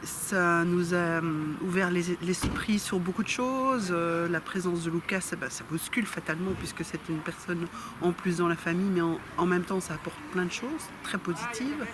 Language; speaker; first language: French; native; French